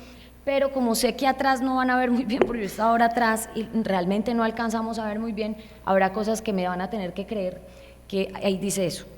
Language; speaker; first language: Spanish; native; Spanish